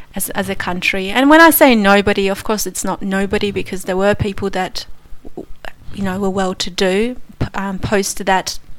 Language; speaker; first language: English; non-native, fluent; Polish